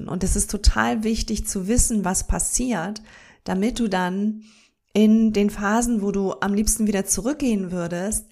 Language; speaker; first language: German; native; German